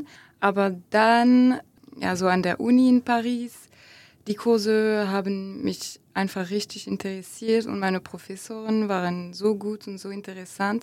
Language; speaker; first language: German; non-native, fluent; French